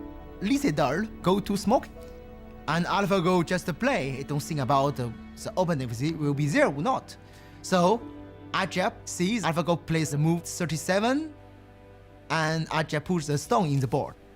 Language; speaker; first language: English; non-native, learner; Chinese